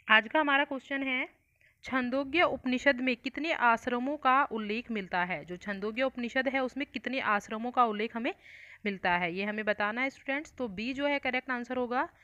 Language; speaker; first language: Hindi; native; Hindi